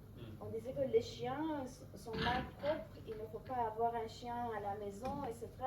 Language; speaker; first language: French; non-native, fluent; Persian